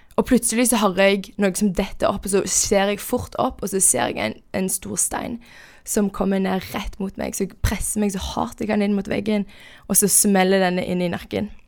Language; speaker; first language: Norwegian; native; Norwegian